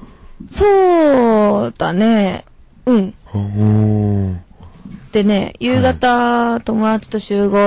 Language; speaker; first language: Japanese; native; Japanese